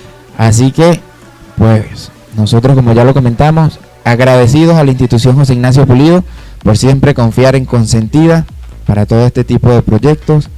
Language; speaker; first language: Spanish; native; Spanish